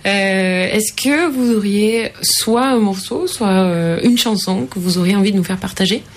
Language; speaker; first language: French; native; French